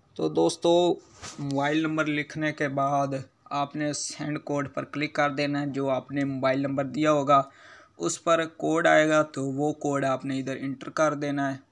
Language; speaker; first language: Hindi; native; Hindi